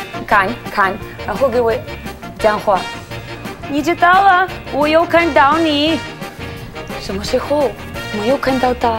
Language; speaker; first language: Chinese; non-native, learner; Russian